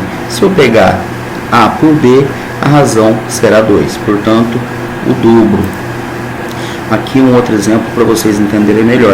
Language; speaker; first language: Portuguese; native; Portuguese